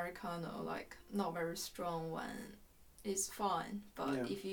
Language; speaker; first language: English; non-native, fluent; Chinese